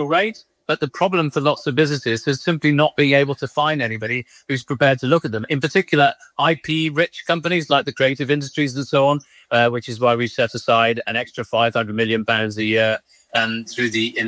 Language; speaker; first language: English; native; English